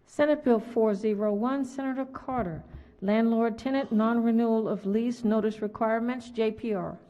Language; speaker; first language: English; native; English